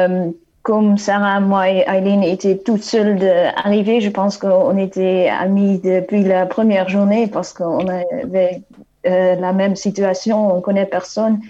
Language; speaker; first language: French; non-native, fluent; Dutch